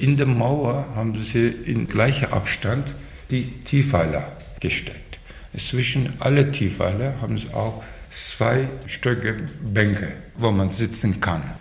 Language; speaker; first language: German; non-native, learner; Turkish